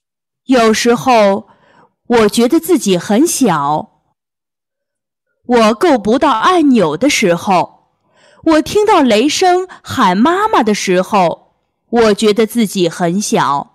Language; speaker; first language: Chinese; early bilingual, heritage; Chinese